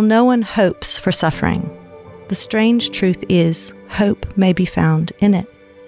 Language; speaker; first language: English; native; English